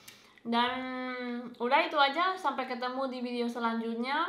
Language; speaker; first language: Indonesian; non-native, fluent; Spanish